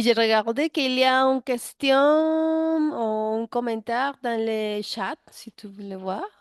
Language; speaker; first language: French; non-native, learner; Spanish